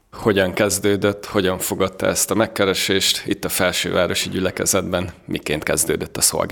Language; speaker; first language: Hungarian; native; Hungarian